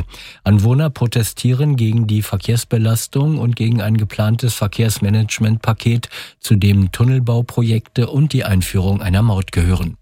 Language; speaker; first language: German; native; German